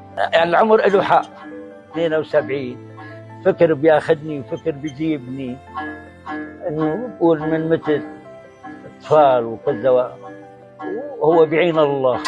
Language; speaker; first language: Arabic; native; Arabic